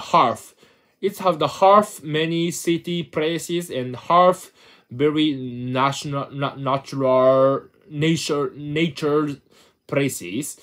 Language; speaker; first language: English; non-native, learner; Japanese